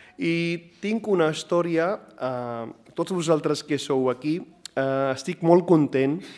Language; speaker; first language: Catalan; non-native, fluent; Punjabi